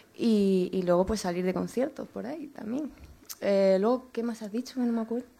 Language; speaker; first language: Spanish; native; Spanish